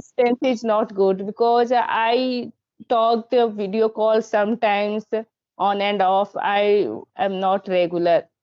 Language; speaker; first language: English; non-native, learner; Hindi